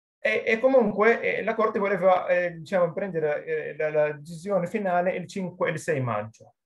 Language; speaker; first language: Italian; non-native, fluent; Arabic